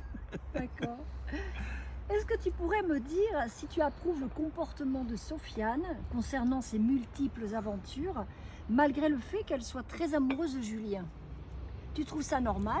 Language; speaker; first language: French; native; French